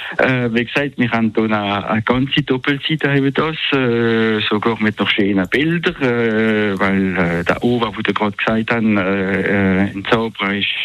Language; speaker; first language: German; non-native, local second language; French